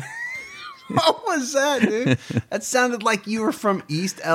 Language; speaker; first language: English; native; English